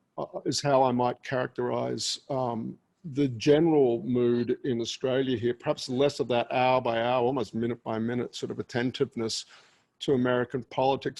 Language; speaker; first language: English; native; English